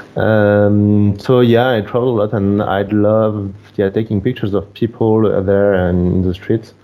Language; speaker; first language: English; non-native, fluent; French